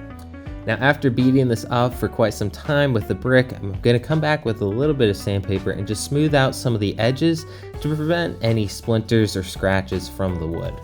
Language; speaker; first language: English; native; English